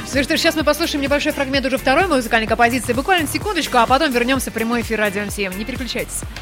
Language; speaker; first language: Russian; native; Russian